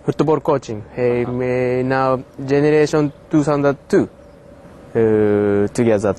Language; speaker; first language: English; non-native, learner; Japanese